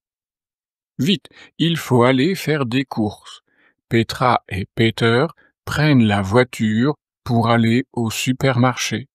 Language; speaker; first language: French; native; French